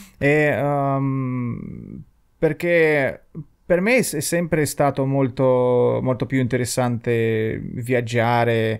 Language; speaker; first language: Italian; non-native, fluent; Russian